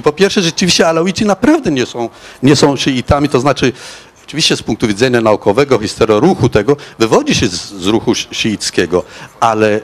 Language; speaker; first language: Polish; non-native, fluent; Arabic